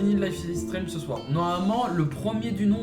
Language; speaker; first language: French; native; French